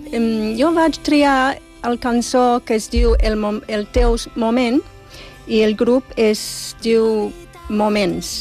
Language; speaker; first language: Catalan; non-native, fluent; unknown